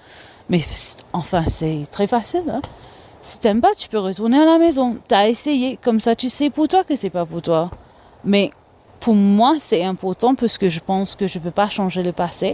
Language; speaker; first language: French; non-native, local second language; Morisyen